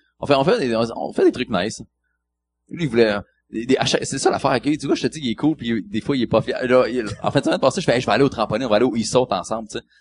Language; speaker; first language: French; native; French